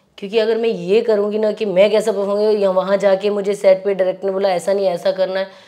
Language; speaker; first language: Hindi; native; Hindi